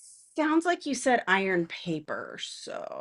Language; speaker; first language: English; native; English